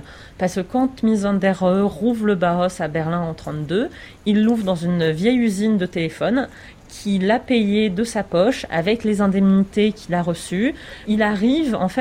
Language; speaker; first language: French; native; French